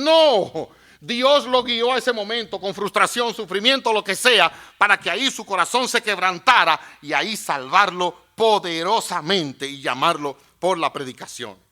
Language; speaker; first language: Spanish; native; Spanish